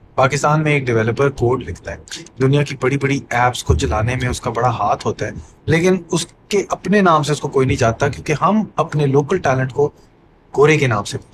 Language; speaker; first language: Urdu; native; Urdu